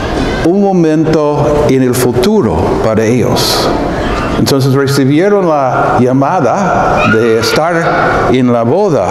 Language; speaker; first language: Spanish; non-native, fluent; English